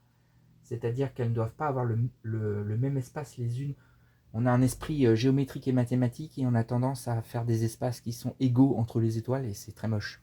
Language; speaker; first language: French; native; French